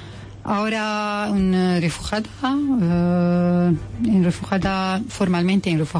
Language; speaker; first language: Spanish; non-native, learner; Arabic